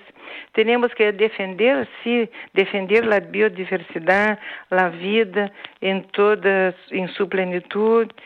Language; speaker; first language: Spanish; non-native, fluent; Portuguese